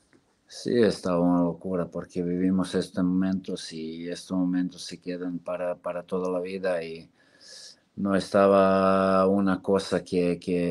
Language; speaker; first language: Spanish; non-native, fluent; Serbian